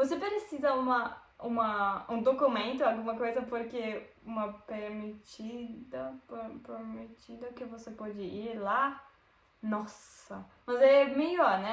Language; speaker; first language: Portuguese; non-native, learner; German